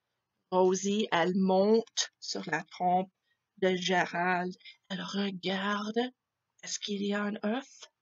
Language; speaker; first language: French; non-native, fluent; English